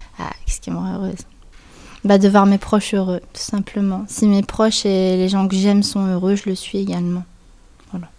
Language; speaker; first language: French; early bilingual, other home language; Spanish